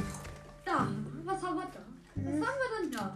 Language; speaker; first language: German; native; German